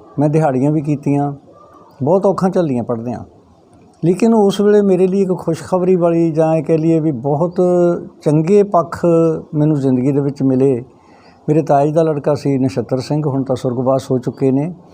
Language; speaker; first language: Punjabi; native; Punjabi